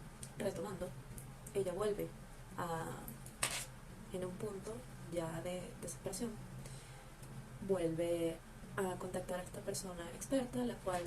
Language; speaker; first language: Spanish; native; Spanish